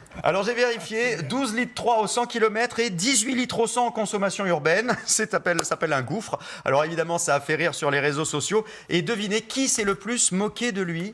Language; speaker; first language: French; native; French